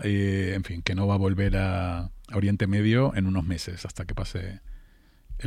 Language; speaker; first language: Spanish; native; Spanish